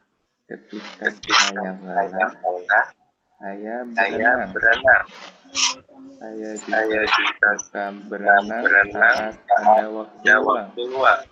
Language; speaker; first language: Indonesian; non-native, learner; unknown